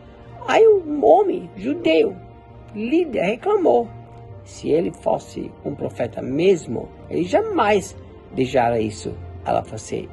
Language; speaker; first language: Portuguese; non-native, fluent; German